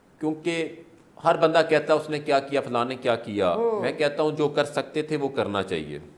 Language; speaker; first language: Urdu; non-native, local second language; Punjabi